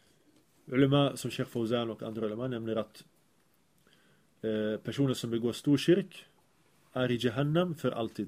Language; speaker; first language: Swedish; early bilingual, other home language; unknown